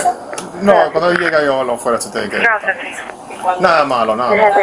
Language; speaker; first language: Spanish; early bilingual, heritage; Spanish